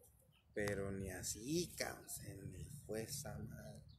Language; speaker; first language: Spanish; native; Spanish